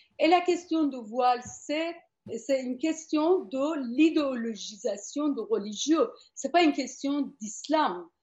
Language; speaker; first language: French; non-native, fluent; Persian